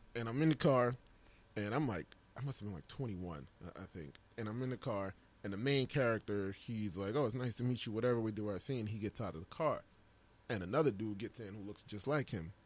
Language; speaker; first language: English; native; English